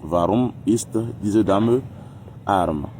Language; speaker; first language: German; non-native, learner; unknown